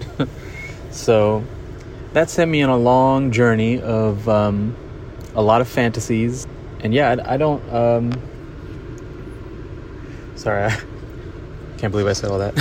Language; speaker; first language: English; non-native, local second language; Hindi